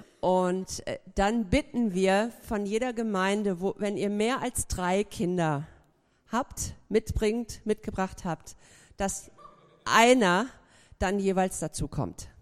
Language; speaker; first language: German; native; German